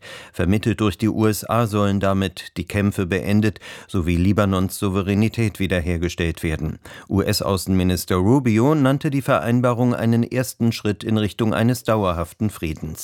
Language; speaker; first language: German; native; German